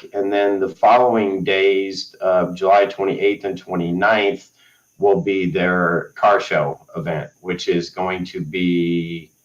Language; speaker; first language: English; native; English